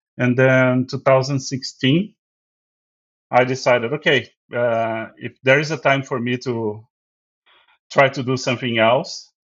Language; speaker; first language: English; non-native, fluent; Portuguese